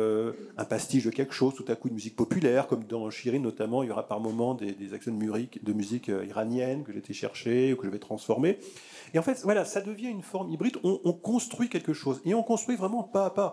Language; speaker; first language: French; native; French